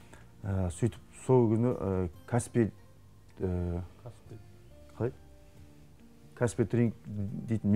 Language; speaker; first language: Kazakh; native; Kazakh